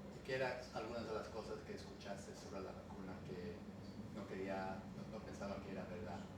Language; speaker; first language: Spanish; early bilingual, heritage; English